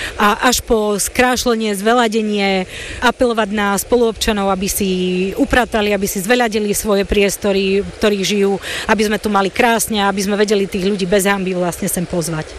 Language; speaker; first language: Slovak; native; Slovak